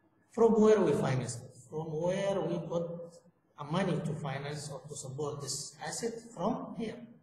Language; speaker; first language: English; non-native, fluent; Arabic